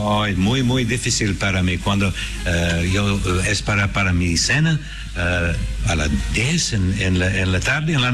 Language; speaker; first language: Spanish; non-native, learner; English